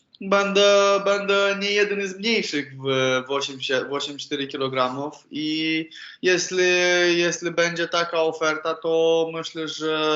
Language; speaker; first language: Polish; non-native, learner; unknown